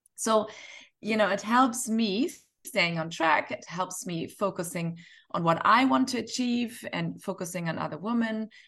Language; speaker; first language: English; non-native, fluent; German